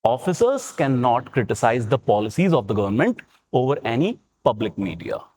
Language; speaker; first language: English; non-native, local second language; Punjabi